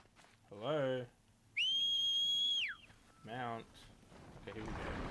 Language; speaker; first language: English; native; English